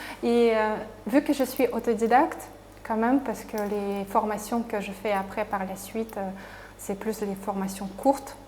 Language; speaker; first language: French; non-native, fluent; Russian